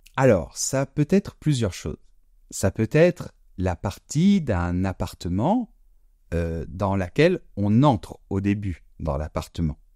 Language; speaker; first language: French; native; French